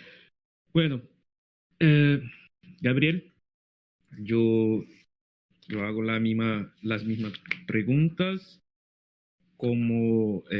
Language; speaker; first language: Spanish; non-native, learner; Portuguese